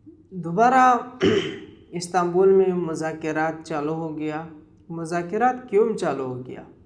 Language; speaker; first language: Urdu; non-native, local second language; Pashto